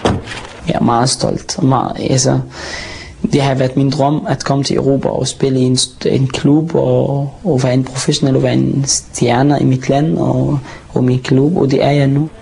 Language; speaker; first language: Danish; non-native, fluent; Arabic